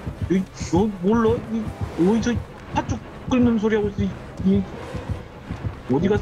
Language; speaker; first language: Korean; native; Korean